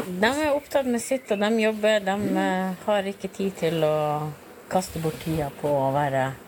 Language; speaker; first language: Norwegian; native; Norwegian